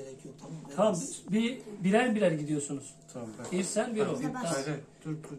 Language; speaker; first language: Turkish; native; Turkish